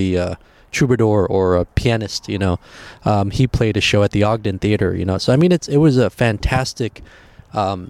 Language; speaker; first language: English; early bilingual, other home language; Spanish